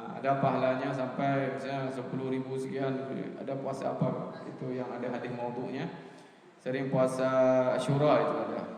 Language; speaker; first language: Malay; non-native, local second language; Achinese